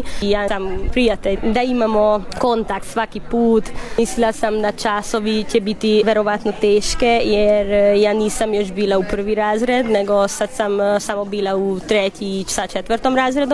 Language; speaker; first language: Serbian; non-native, local second language; Hungarian